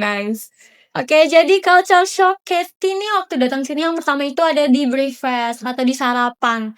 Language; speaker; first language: Indonesian; native; Indonesian